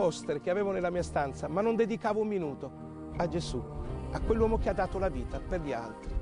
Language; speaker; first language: Italian; native; Italian